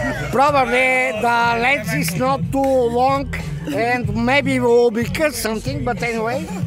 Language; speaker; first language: English; non-native, learner; Bulgarian